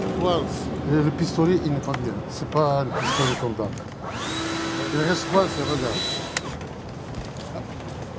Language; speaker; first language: French; native; French